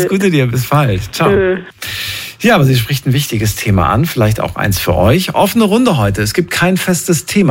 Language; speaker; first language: German; native; German